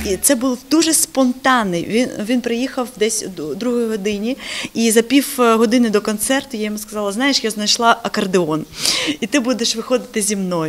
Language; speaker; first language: Ukrainian; non-native, local second language; Russian